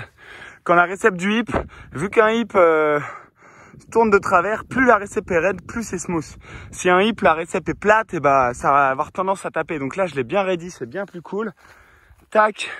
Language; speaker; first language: French; native; French